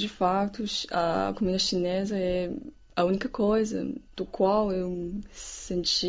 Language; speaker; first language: Portuguese; non-native, fluent; Chinese